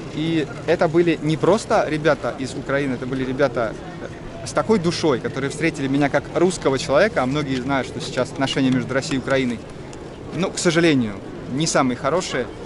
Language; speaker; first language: Russian; native; Russian